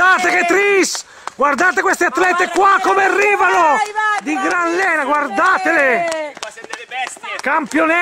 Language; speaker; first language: Italian; native; Italian